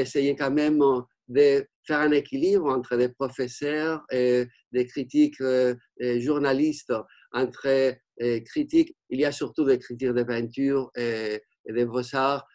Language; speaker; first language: French; non-native, fluent; Spanish